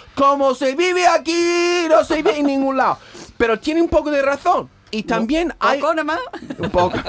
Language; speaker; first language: Spanish; non-native, fluent; English